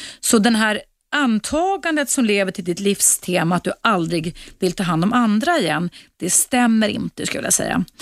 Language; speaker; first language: Swedish; native; Swedish